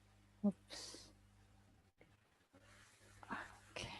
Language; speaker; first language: English; non-native, fluent; Indonesian